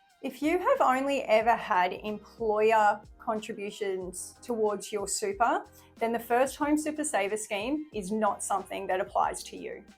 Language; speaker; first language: English; native; English